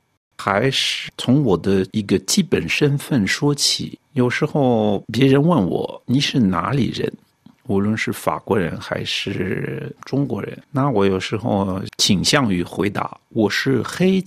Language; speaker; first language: Chinese; non-native, fluent; French